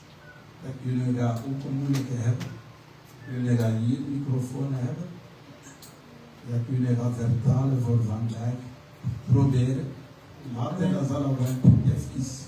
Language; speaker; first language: Dutch; non-native, learner; French